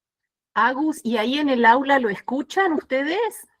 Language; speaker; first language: Spanish; native; Spanish